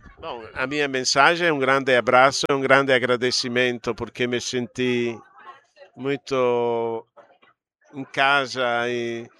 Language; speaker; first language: Portuguese; non-native, fluent; Italian